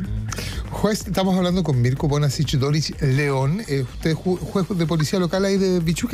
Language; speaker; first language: Spanish; native; Spanish